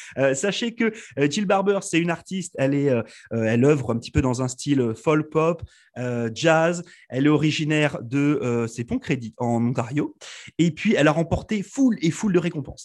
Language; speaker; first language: French; native; French